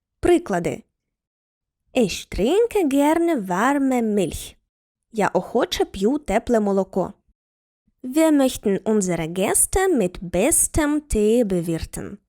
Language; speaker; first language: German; non-native, fluent; Ukrainian